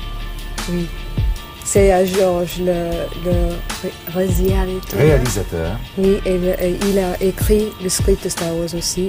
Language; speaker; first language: French; non-native, learner; English